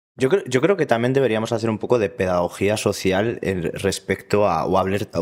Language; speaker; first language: Spanish; native; Spanish